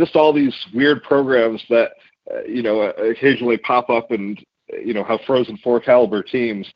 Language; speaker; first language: English; native; English